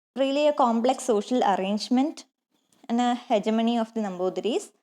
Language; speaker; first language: English; non-native, local second language; Malayalam